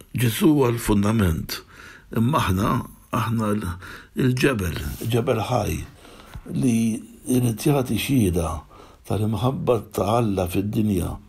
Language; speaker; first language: Maltese; native; Maltese